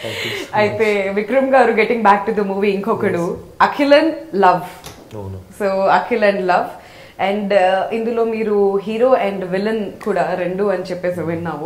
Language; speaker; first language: Telugu; native; Telugu